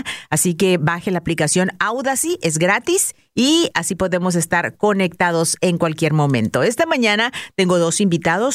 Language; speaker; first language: Spanish; native; Spanish